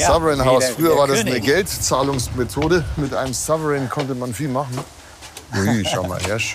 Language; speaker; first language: German; native; German